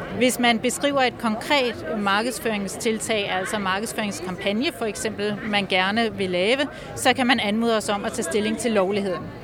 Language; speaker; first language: Danish; native; Danish